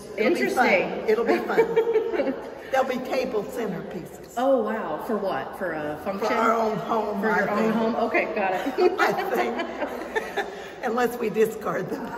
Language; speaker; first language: English; native; English